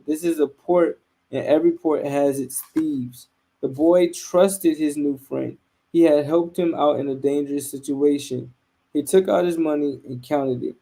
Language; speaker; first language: English; native; English